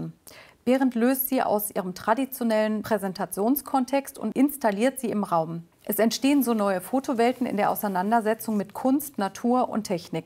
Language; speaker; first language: German; native; German